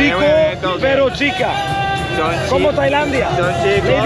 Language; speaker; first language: Spanish; non-native, learner; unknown